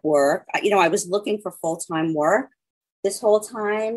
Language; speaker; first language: English; native; English